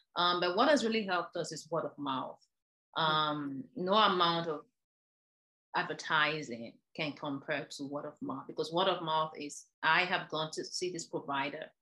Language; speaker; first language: English; non-native, local second language; Igbo